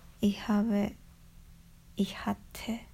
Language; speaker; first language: German; non-native, learner; Japanese